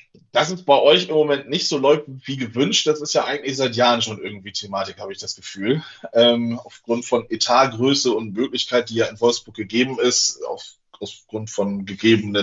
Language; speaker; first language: German; native; German